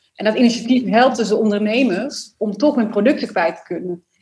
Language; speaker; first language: Dutch; native; Dutch